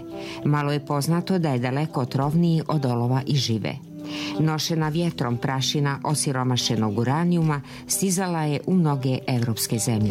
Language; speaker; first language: Serbian; native; Serbian